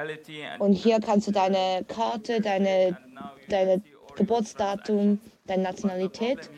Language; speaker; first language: German; non-native, learner; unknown